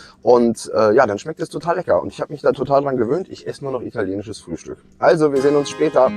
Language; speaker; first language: German; native; German